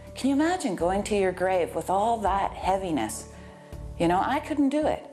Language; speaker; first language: English; native; English